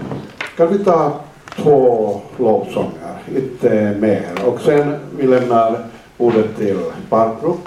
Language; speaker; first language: Swedish; non-native, fluent; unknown